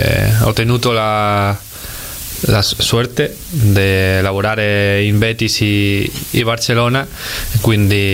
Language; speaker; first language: Italian; non-native, fluent; Spanish